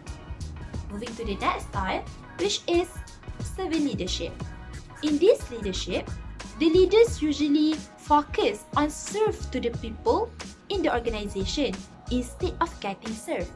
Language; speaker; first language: English; non-native, local second language; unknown